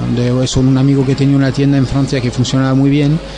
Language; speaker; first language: Spanish; non-native, fluent; French